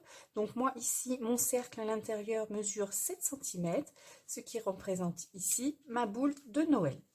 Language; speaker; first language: French; native; French